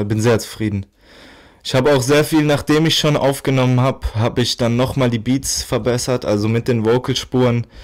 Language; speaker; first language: German; native; German